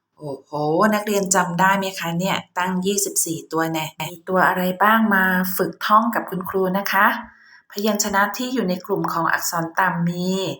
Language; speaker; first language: Thai; native; Thai